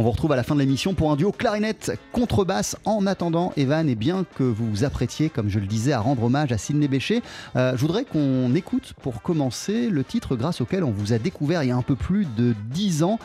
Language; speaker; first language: French; native; French